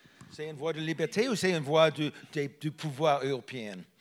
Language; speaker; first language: French; non-native, learner; English